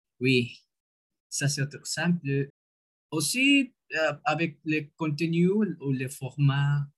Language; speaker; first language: French; non-native, learner; Spanish